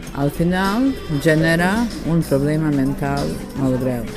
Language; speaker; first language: Catalan; non-native, learner; Bosnian